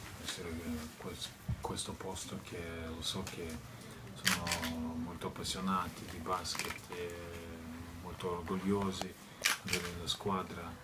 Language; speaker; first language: Italian; non-native, fluent; Lithuanian